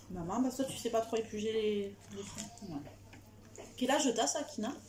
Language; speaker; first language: French; native; French